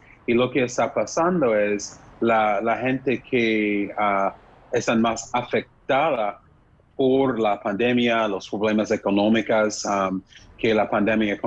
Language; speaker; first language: Spanish; non-native, fluent; English